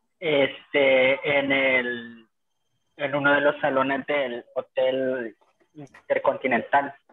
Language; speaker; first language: Spanish; native; Spanish